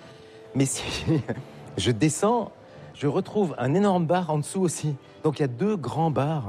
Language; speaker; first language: French; native; French